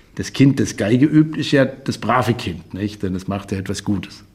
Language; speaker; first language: German; native; German